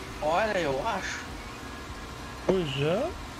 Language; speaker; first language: Portuguese; native; Portuguese